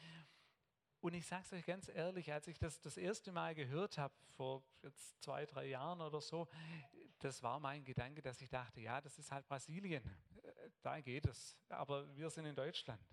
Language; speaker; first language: German; native; German